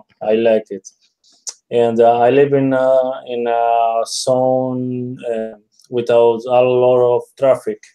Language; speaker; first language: English; non-native, learner; Spanish